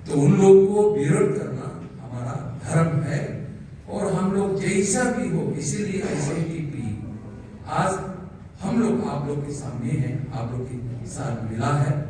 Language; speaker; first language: Hindi; non-native, local second language; Bodo